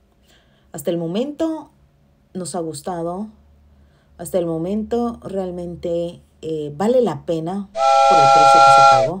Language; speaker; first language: Spanish; native; Spanish